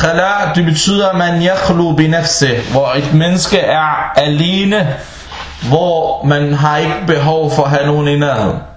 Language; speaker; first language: Danish; non-native, local second language; Arabic